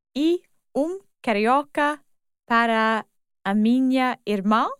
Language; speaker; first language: Portuguese; non-native, learner; English